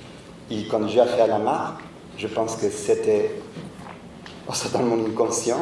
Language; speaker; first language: French; non-native, fluent; Spanish